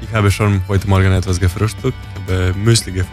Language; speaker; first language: German; non-native, fluent; Croatian